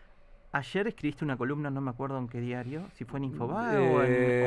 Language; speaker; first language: Spanish; native; Spanish